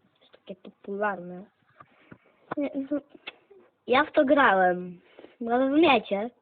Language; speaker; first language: Polish; native; Polish